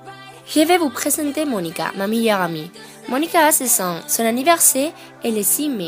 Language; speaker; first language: French; non-native, learner; Spanish